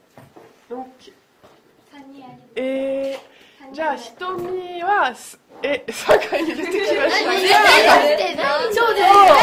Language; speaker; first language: Japanese; non-native, learner; French